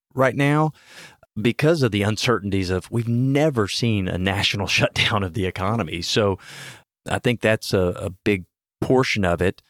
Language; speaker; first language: English; native; English